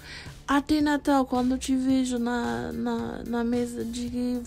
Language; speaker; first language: Portuguese; non-native, learner; English